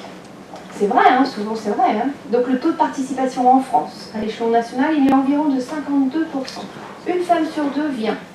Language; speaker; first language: French; native; French